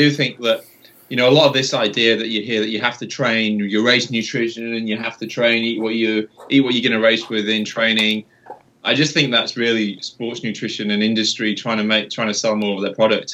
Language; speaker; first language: English; native; English